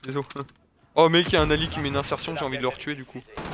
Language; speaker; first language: French; native; French